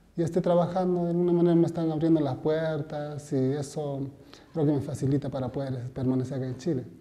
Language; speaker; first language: Spanish; native; Spanish